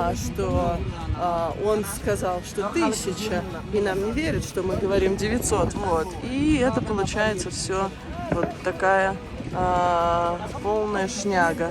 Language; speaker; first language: Russian; native; Russian